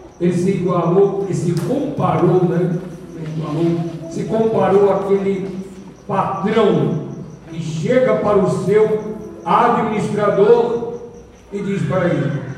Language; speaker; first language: Portuguese; native; Portuguese